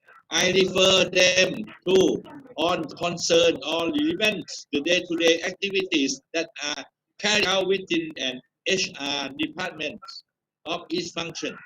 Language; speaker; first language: English; non-native, fluent; Thai